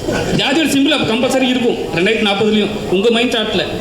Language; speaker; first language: Tamil; native; Tamil